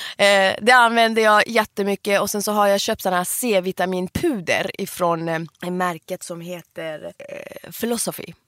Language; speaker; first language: Swedish; early bilingual, other home language; Persian